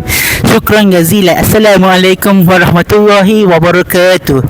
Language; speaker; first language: Arabic; non-native, learner; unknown